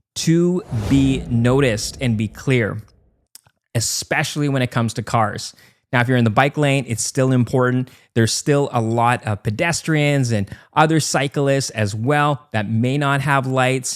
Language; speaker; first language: English; native; English